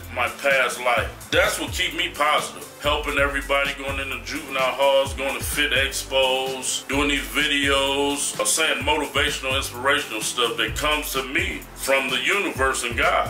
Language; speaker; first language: English; native; English